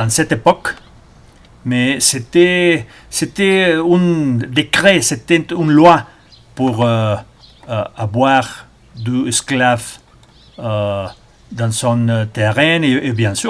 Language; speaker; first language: French; non-native, learner; Spanish